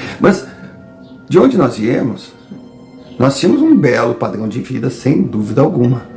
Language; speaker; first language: Portuguese; native; Portuguese